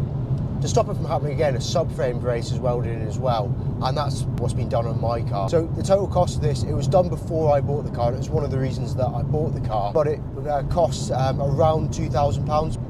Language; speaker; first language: English; native; English